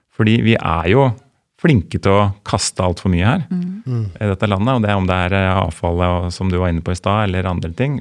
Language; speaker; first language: Norwegian; native; Norwegian